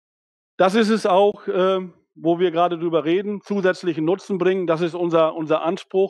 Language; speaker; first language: German; native; German